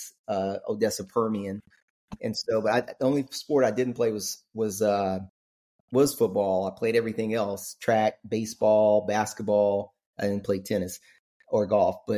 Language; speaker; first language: English; native; English